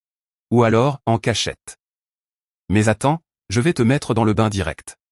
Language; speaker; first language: French; native; French